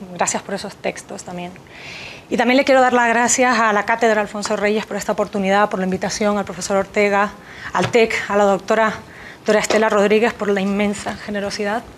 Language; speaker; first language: Spanish; native; Spanish